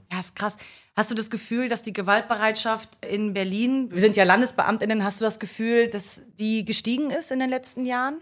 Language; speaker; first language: German; native; German